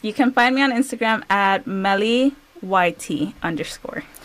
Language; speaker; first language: English; early bilingual, other home language; Spanish